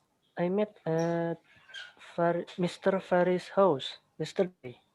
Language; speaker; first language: English; non-native, learner; Indonesian